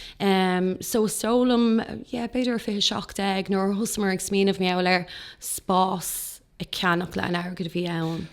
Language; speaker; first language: Irish; non-native, local second language; English